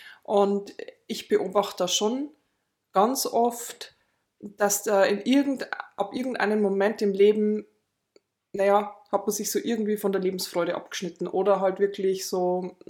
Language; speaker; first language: German; native; German